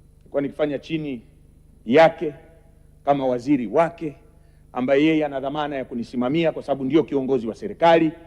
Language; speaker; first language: Swahili; native; Swahili